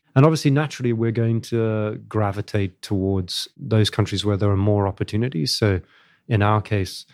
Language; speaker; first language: English; native; English